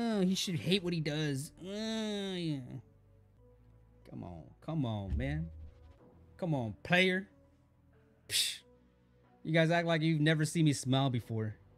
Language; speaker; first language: English; native; English